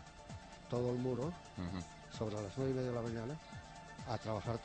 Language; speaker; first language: Spanish; native; Spanish